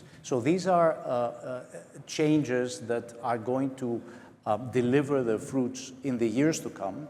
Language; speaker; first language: English; non-native, local second language; Greek